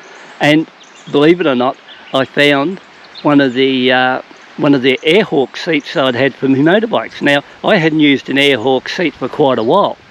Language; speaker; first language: English; native; English